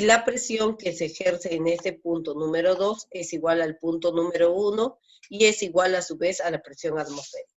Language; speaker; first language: Spanish; native; Spanish